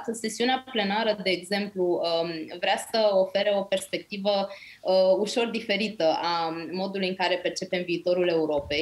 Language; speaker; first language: Romanian; native; Romanian